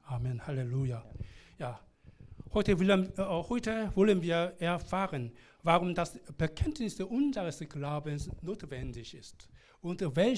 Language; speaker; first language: German; non-native, learner; Korean